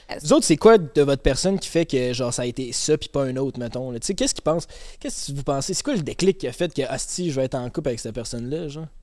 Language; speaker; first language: French; native; French